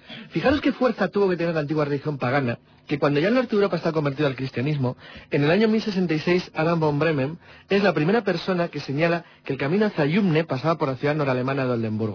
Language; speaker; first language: Spanish; native; Spanish